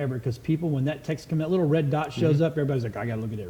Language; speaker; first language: English; native; English